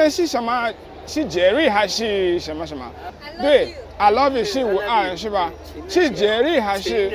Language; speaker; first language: Chinese; non-native, learner; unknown